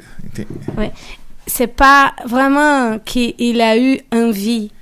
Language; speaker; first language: French; non-native, learner; Portuguese